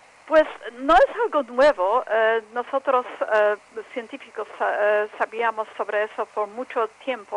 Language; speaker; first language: Spanish; non-native, fluent; Polish